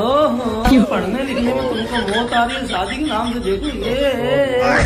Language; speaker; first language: Hindi; native; Hindi